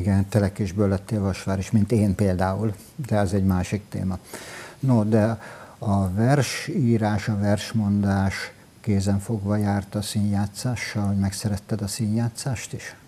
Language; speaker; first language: Hungarian; native; Hungarian